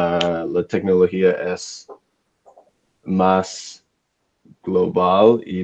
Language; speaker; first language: Spanish; non-native, learner; English